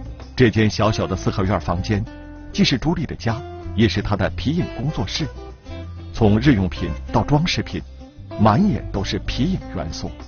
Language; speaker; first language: Chinese; native; Chinese